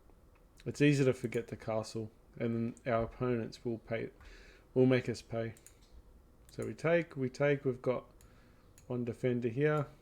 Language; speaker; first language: English; native; English